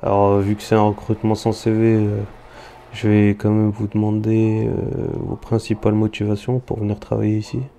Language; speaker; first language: French; native; French